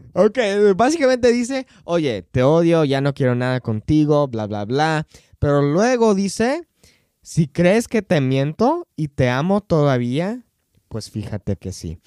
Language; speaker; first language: Spanish; non-native, fluent; English